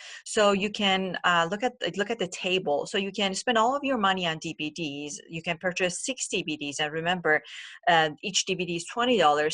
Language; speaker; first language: English; non-native, fluent; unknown